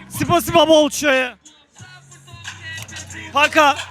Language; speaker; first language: Russian; non-native, learner; Turkish